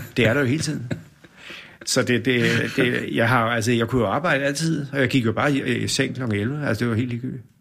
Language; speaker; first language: Danish; native; Danish